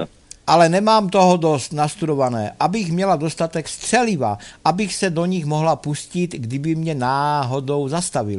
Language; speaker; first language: Czech; native; Czech